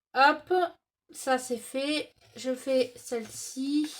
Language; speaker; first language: French; native; French